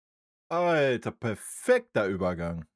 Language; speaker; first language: German; native; German